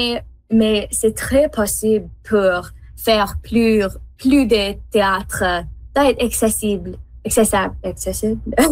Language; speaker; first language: French; non-native, learner; English